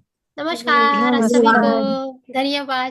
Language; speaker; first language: Hindi; non-native, learner; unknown